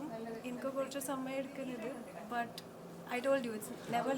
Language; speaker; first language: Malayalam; early bilingual, heritage; Malayalam